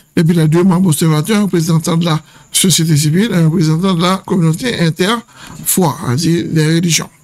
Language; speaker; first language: French; non-native, local second language; Haitian Creole